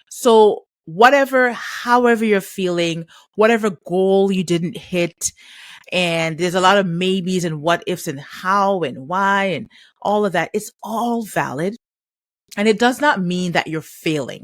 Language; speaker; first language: English; native; English